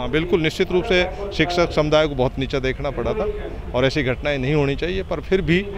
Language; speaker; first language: Hindi; native; Hindi